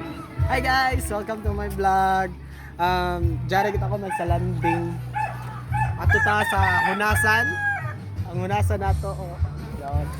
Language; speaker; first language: Filipino; non-native, local second language; Cebuano